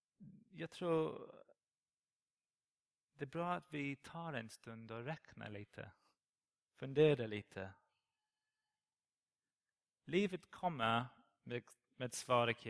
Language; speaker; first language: Swedish; non-native, learner; English